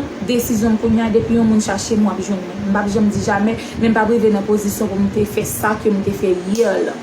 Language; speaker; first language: French; non-native, local second language; Haitian Creole